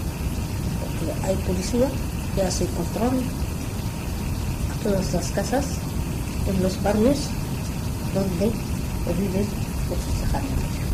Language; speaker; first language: Spanish; non-native, learner; Arabic